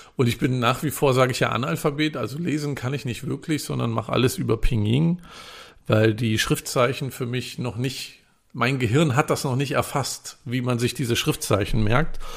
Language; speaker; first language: German; native; German